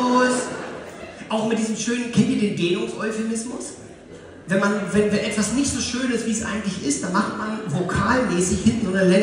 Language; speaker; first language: German; native; German